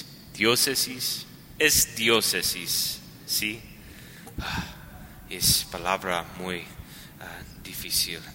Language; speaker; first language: Spanish; non-native, learner; English